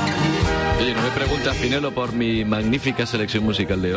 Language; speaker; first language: Spanish; native; Spanish